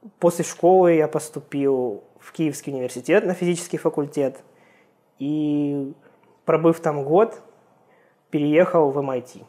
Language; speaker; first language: Russian; native; Russian